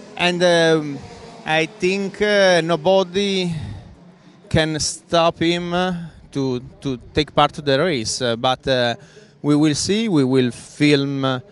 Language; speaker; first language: English; non-native, fluent; Italian